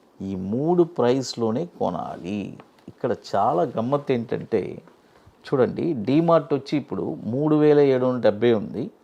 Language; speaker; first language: Telugu; native; Telugu